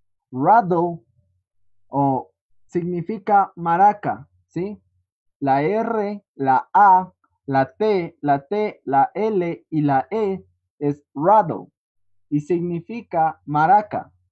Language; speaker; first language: Spanish; native; Spanish